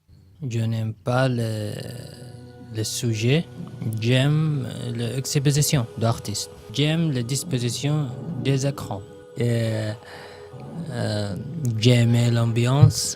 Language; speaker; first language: French; non-native, learner; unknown